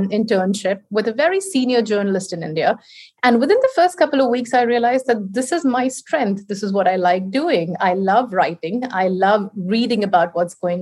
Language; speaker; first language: English; non-native, local second language; Hindi